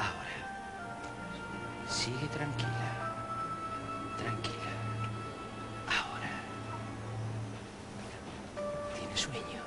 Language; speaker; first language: Spanish; native; Spanish